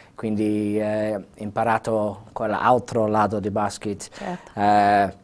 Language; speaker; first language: Italian; non-native, fluent; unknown